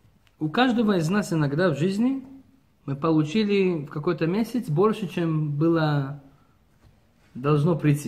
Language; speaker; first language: Russian; early bilingual, heritage; Russian